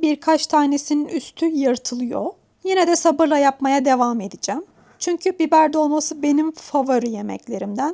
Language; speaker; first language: Turkish; native; Turkish